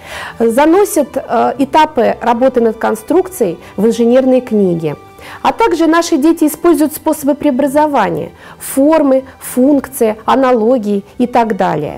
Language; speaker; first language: Russian; native; Russian